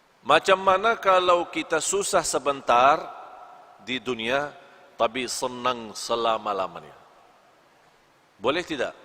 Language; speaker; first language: Indonesian; non-native, fluent; Arabic